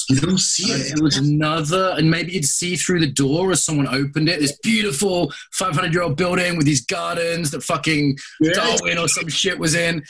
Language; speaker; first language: English; native; English